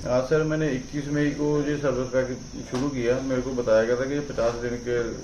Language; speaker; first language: Hindi; non-native, local second language; Punjabi